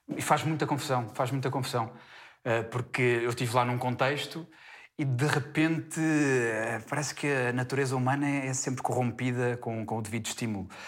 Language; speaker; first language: Portuguese; native; Portuguese